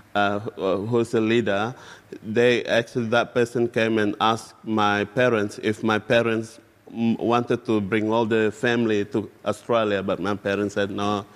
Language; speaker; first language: English; non-native, fluent; Indonesian